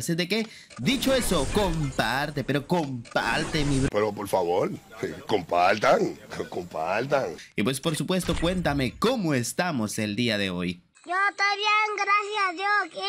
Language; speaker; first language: Spanish; native; Spanish